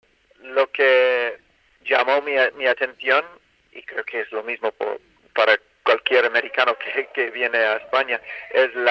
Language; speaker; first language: Spanish; non-native, fluent; English